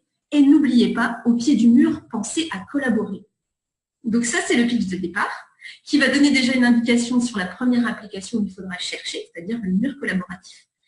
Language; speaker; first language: French; native; French